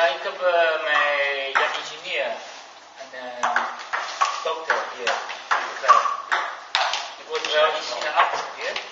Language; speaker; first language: Dutch; non-native, learner; Chinese